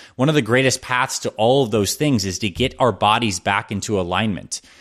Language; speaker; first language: English; native; English